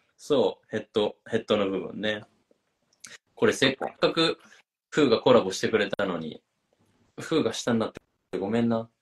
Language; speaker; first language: Japanese; native; Japanese